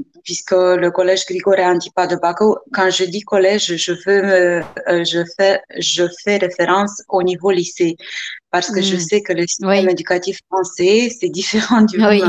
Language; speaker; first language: French; non-native, fluent; Romanian